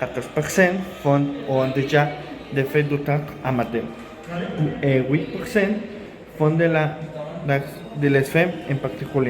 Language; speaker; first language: French; non-native, learner; Spanish